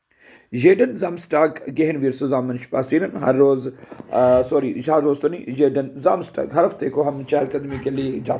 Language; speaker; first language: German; non-native, fluent; Urdu